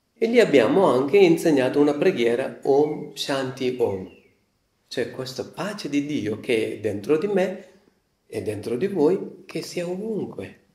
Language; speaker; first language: Italian; non-native, fluent; Malayalam